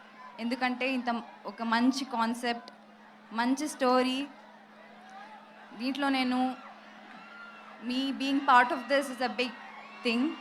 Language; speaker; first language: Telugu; non-native, learner; Tamil